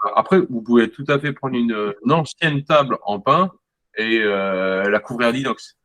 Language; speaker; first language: French; native; French